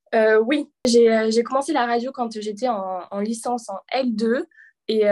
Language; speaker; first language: French; native; French